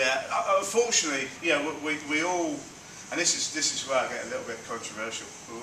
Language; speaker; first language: English; native; English